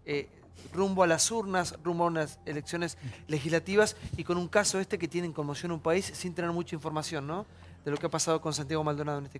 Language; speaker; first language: Spanish; native; Spanish